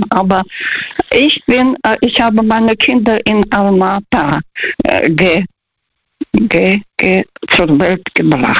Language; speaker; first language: German; non-native, fluent; Russian